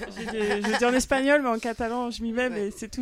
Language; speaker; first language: French; native; French